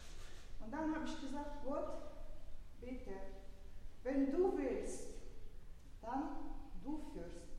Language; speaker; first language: German; early bilingual, other home language; Russian